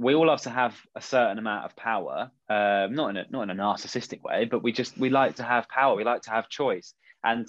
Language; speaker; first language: English; native; English